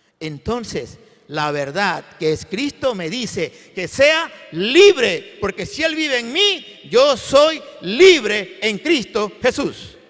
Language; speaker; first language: Spanish; native; Spanish